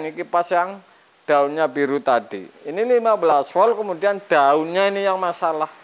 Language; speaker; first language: Indonesian; native; Indonesian